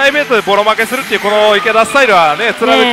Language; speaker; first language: Japanese; native; Japanese